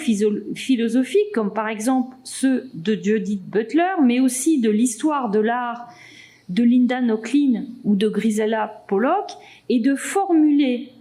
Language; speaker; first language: French; native; French